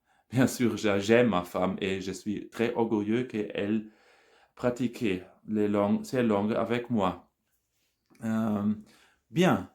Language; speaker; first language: French; non-native, learner; German